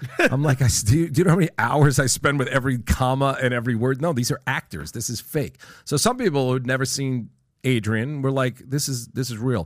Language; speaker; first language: English; native; English